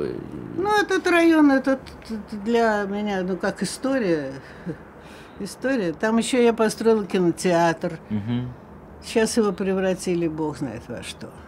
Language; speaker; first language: Russian; native; Russian